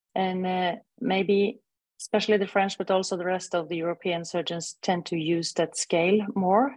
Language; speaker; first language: English; non-native, fluent; Norwegian